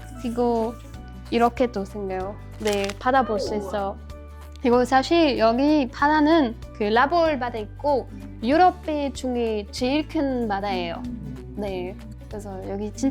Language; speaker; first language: Korean; non-native, learner; French